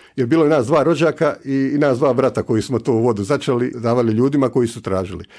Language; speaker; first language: Croatian; native; Croatian